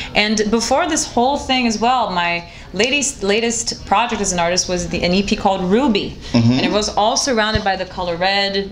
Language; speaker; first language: English; non-native, fluent; Portuguese